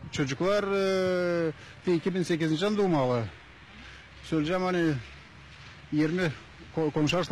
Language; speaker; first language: Turkish; non-native, learner; Gagauz